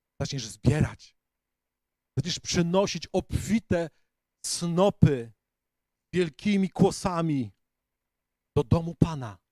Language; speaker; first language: Polish; native; Polish